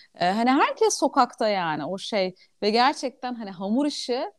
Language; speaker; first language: Turkish; native; Turkish